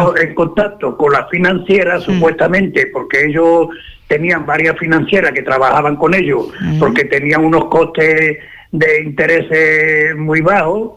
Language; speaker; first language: Spanish; native; Spanish